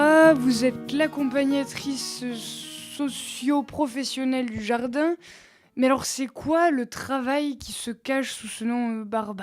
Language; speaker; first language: French; native; French